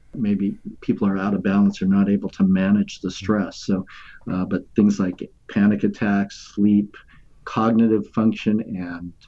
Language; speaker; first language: English; native; English